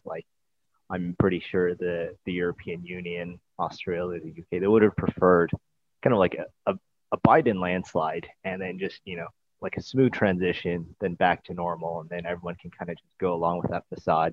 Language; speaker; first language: English; native; English